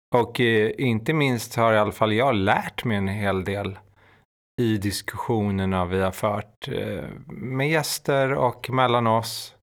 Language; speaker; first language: Swedish; native; Swedish